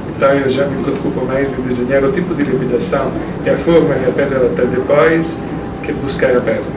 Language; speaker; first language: Portuguese; non-native, fluent; Italian